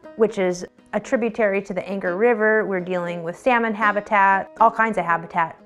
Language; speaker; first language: English; native; English